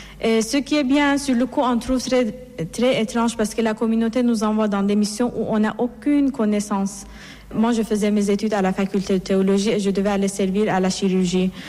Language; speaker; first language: French; non-native, fluent; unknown